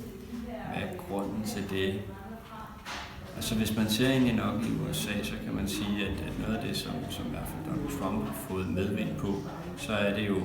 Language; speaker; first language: Danish; native; Danish